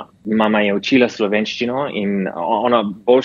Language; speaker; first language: Slovenian; early bilingual, heritage; English